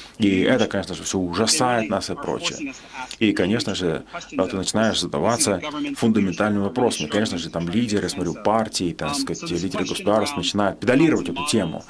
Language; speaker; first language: Russian; non-native, fluent; English